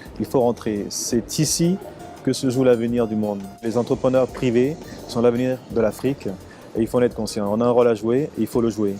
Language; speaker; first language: French; early bilingual, other home language; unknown